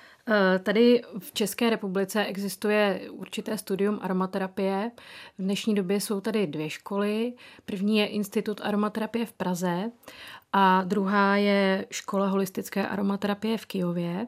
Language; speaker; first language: Czech; native; Czech